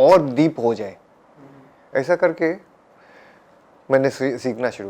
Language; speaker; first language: Hindi; non-native, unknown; Japanese